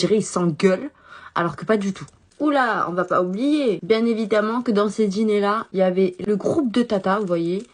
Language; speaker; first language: French; early bilingual, other home language; Chinese